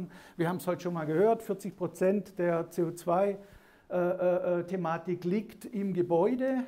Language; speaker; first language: German; native; German